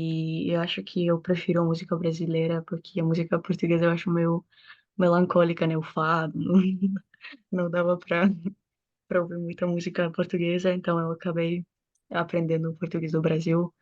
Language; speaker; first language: Portuguese; non-native, fluent; Macedonian